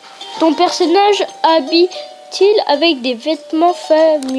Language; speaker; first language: French; early bilingual, other home language; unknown